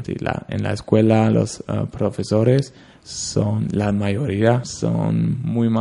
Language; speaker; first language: Spanish; non-native, learner; German